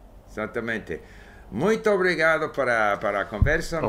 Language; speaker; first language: Portuguese; non-native, learner; English